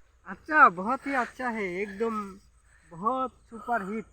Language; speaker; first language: Hindi; non-native, local second language; Bangla